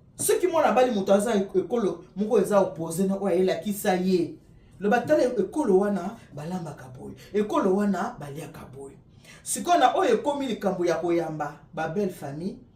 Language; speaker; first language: Lingala; non-native, local second language; Luba-Lulua